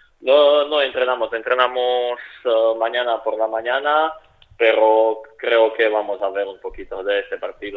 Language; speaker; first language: Spanish; non-native, fluent; Slovak